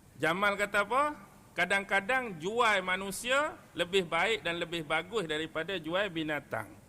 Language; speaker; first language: Malay; native; Malay